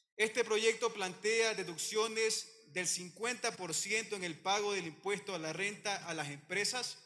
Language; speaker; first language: Spanish; native; Spanish